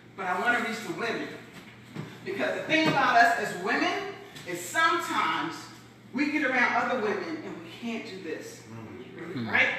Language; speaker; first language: English; native; English